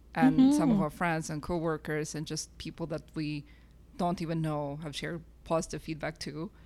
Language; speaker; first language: English; non-native, fluent; Russian